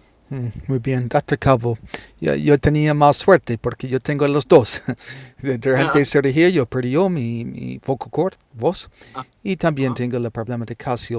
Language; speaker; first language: Spanish; non-native, learner; English